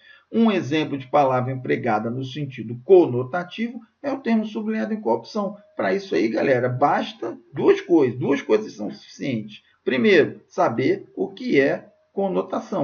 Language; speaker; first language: Portuguese; native; Portuguese